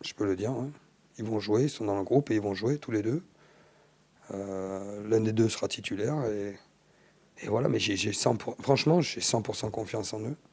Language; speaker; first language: French; native; French